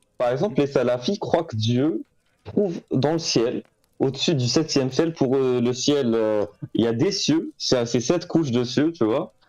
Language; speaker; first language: French; non-native, local second language; Arabic